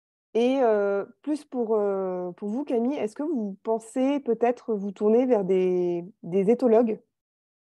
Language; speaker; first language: French; native; French